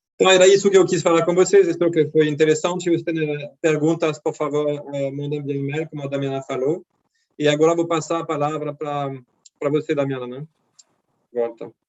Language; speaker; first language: Portuguese; non-native, fluent; French